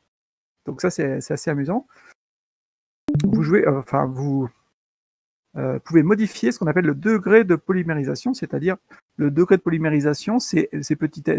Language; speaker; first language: French; native; French